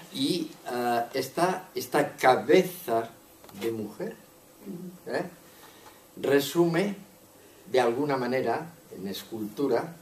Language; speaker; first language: Spanish; non-native, local second language; Catalan